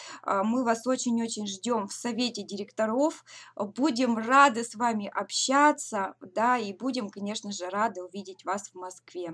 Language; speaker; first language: Russian; native; Russian